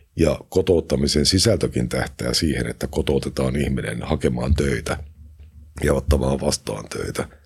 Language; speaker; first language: Finnish; native; Finnish